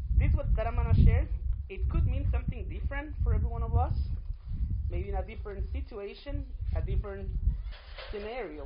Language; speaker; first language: English; non-native, fluent; Spanish